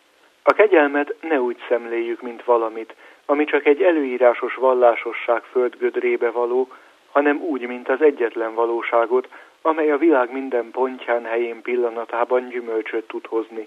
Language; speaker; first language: Hungarian; native; Hungarian